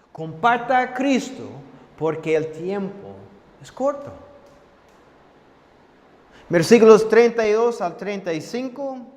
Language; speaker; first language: Spanish; non-native, fluent; English